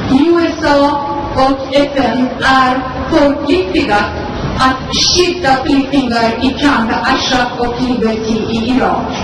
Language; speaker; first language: Swedish; non-native, fluent; Persian